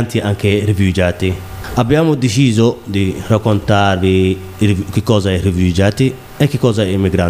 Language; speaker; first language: Italian; non-native, learner; Somali